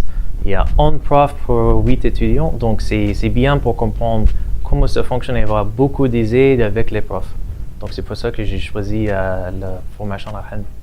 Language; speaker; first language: French; non-native, learner; English